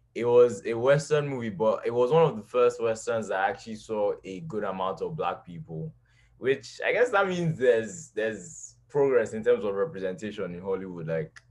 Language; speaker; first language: English; non-native, local second language; Yoruba